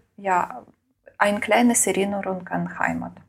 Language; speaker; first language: German; non-native, learner; Ukrainian